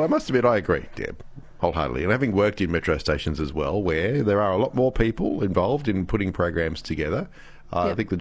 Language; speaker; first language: English; native; English